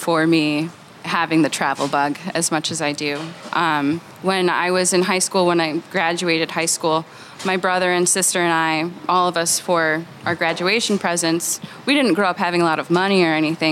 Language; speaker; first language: English; native; English